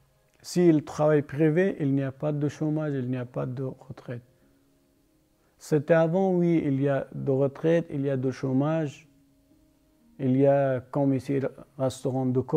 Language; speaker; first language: French; non-native, learner; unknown